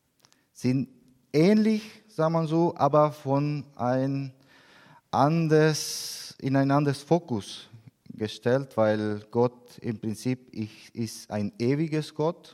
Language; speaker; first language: German; non-native, learner; Spanish